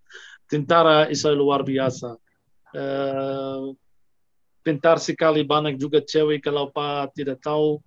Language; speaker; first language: Indonesian; non-native, fluent; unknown